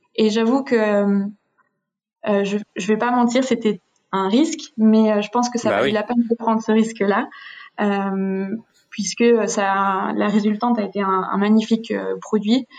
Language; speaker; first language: French; native; French